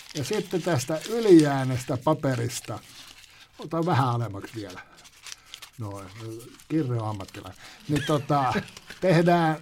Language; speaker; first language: Finnish; native; Finnish